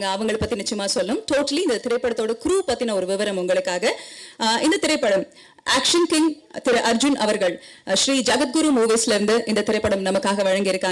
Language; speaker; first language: Tamil; native; Tamil